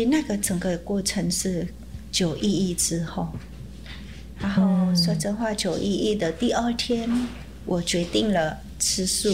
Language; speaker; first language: Chinese; non-native, fluent; Indonesian